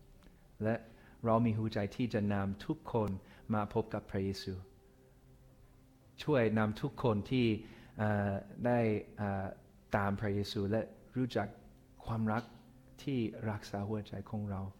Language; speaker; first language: Thai; non-native, fluent; English